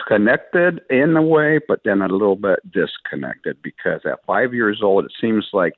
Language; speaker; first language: English; early bilingual, other home language; Spanish